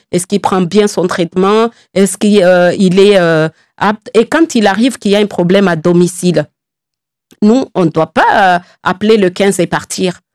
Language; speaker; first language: French; non-native, local second language; Comorian